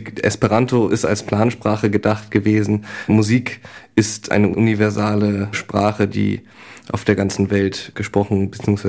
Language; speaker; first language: German; native; German